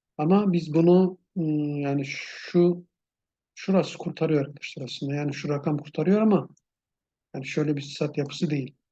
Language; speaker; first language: Turkish; native; Turkish